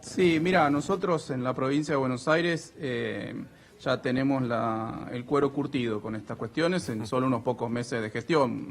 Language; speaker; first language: Spanish; native; Spanish